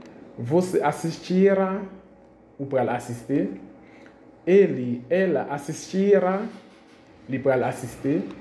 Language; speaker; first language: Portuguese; non-native, fluent; Haitian Creole